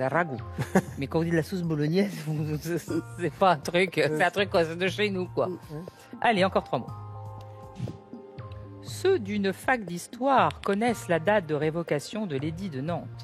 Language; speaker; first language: French; native; French